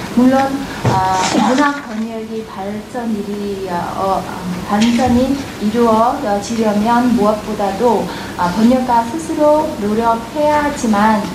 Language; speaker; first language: Korean; non-native, fluent; Vietnamese